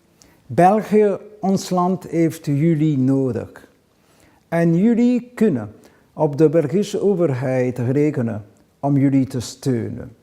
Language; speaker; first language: Dutch; non-native, local second language; Italian